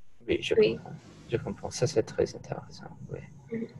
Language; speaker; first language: French; non-native, learner; English